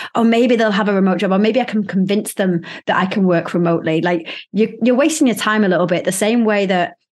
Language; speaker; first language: English; native; English